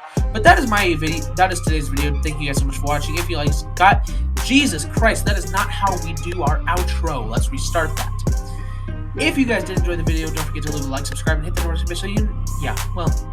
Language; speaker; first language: English; native; English